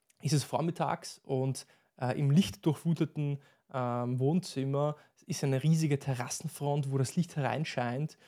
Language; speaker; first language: German; native; German